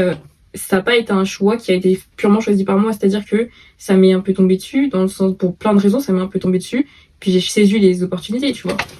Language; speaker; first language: French; native; French